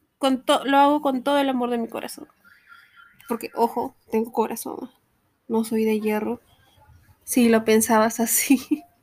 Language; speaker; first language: Spanish; native; Spanish